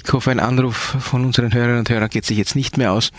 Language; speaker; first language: German; native; German